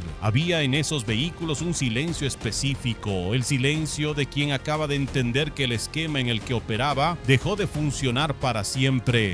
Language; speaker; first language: Spanish; native; Spanish